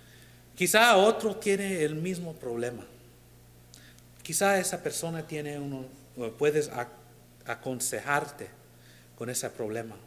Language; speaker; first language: Spanish; non-native, learner; English